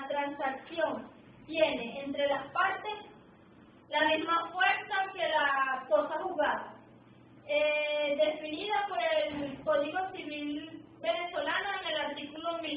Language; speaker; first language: Spanish; native; Spanish